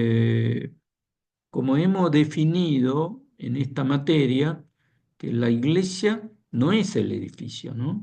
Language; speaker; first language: Spanish; non-native, fluent; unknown